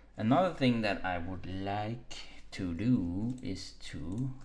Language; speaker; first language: English; non-native, fluent; Danish